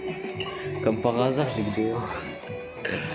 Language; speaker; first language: French; native; French